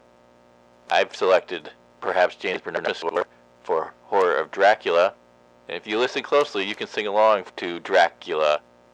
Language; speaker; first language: English; non-native, fluent; Swedish